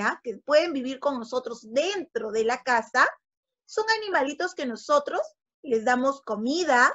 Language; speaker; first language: Spanish; native; Spanish